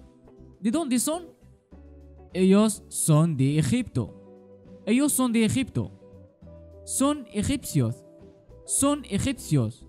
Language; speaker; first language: Spanish; non-native, fluent; Arabic